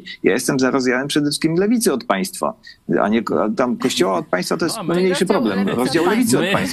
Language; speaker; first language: Polish; native; Polish